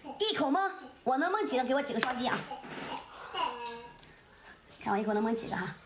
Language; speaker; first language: Chinese; native; Chinese